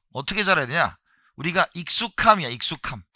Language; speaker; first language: Korean; native; Korean